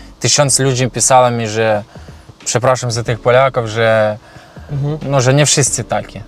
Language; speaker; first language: Polish; non-native, learner; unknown